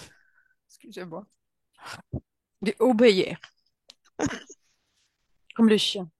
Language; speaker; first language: French; non-native, fluent; Italian